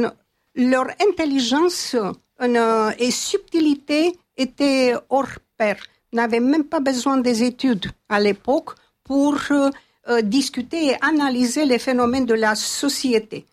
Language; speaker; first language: French; non-native, fluent; Romanian